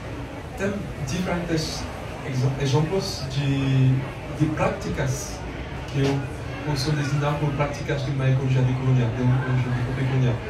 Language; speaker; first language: Portuguese; non-native, learner; French